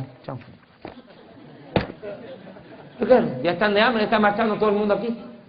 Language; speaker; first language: Spanish; native; Spanish